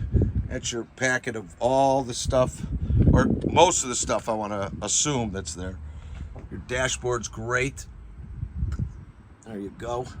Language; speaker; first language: English; native; English